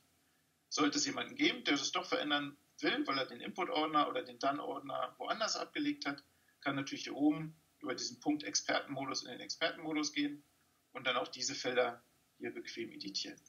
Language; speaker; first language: German; native; German